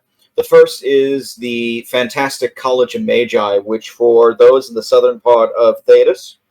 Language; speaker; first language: English; native; English